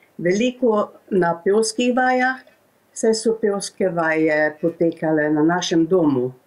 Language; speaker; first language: Slovenian; native; Slovenian